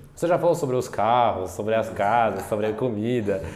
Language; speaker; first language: Portuguese; non-native, fluent; English